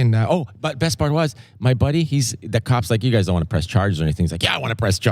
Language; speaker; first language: English; native; English